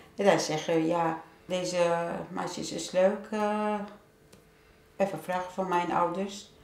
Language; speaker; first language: Dutch; non-native, learner; Turkish